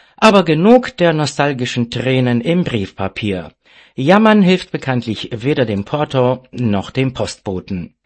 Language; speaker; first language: German; non-native, fluent; Romanian